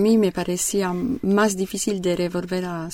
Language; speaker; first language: Spanish; non-native, learner; French